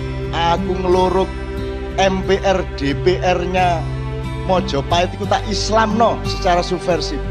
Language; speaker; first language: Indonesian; non-native, local second language; Javanese